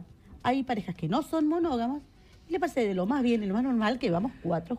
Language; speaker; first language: Spanish; native; Spanish